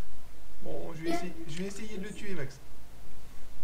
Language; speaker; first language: French; native; French